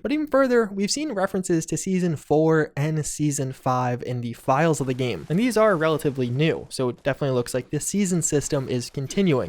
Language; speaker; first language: English; native; English